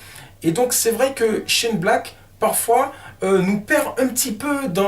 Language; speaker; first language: French; native; French